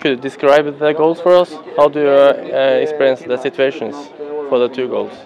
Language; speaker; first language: English; non-native, fluent; Norwegian